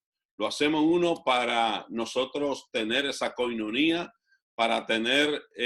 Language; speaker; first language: Spanish; native; Spanish